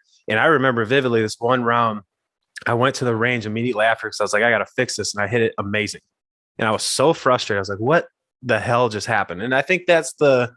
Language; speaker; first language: English; native; English